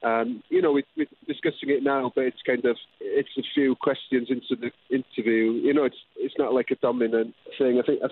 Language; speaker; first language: English; non-native, local second language; Welsh